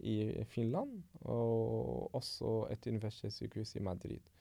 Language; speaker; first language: Norwegian; non-native, fluent; Arabic